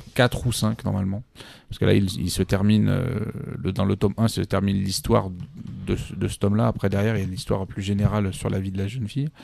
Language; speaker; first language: French; native; French